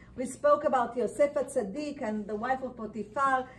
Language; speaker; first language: English; non-native, fluent; Hebrew